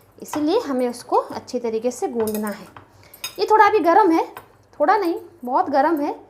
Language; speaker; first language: Hindi; non-native, local second language; Bangla